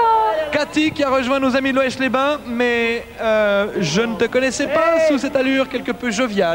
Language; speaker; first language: French; native; French